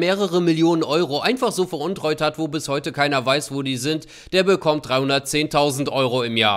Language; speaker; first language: German; native; German